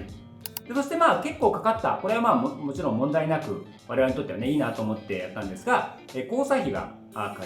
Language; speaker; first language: Japanese; native; Japanese